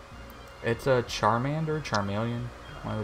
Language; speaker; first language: English; native; English